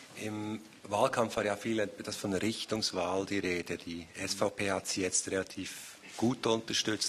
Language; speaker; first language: German; native; German